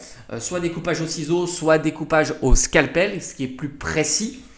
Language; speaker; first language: French; native; French